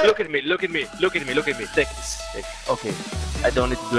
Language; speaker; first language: English; non-native, fluent; Hebrew